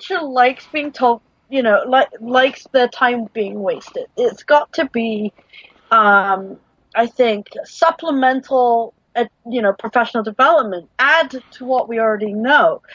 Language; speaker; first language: English; native; English